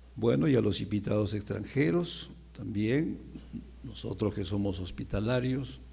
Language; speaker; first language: Spanish; native; Spanish